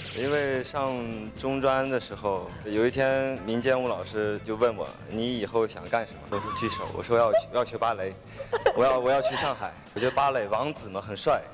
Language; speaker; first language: Chinese; native; Chinese